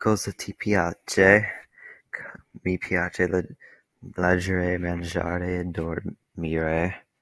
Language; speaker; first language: Italian; non-native, learner; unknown